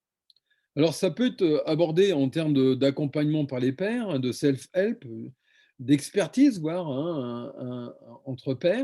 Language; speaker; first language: French; native; French